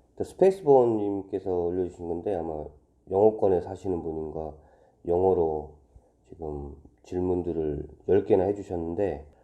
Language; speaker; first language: Korean; native; Korean